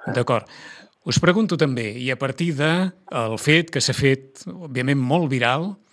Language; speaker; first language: Catalan; native; Catalan